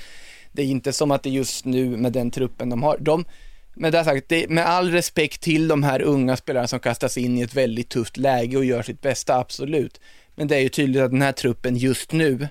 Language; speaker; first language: Swedish; native; Swedish